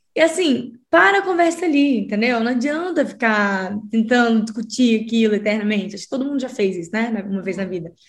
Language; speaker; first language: Portuguese; native; Portuguese